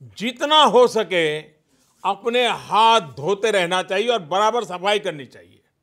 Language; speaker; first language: Hindi; native; Hindi